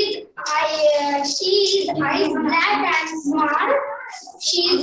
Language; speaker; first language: English; non-native, learner; Marathi